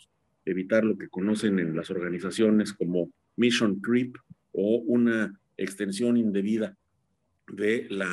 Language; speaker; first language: Spanish; native; Spanish